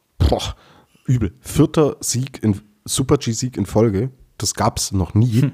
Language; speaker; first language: German; native; German